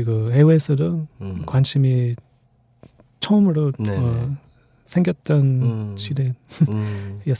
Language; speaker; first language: Korean; non-native, fluent; English